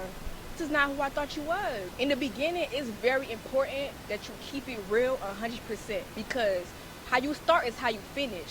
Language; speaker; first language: English; native; English